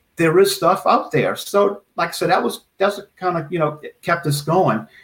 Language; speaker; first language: English; native; English